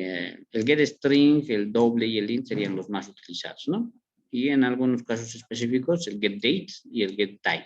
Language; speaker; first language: Spanish; native; Spanish